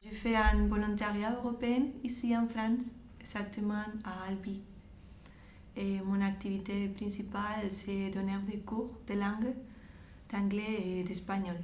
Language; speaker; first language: French; non-native, fluent; Spanish